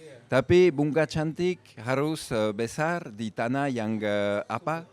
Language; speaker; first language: Indonesian; non-native, fluent; French